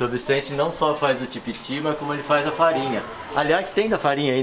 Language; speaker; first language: Portuguese; native; Portuguese